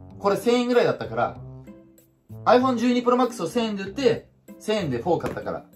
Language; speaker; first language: Japanese; non-native, fluent; Turkish